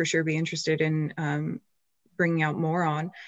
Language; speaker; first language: English; native; English